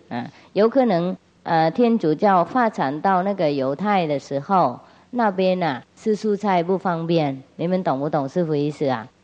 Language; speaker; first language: Chinese; non-native, fluent; Vietnamese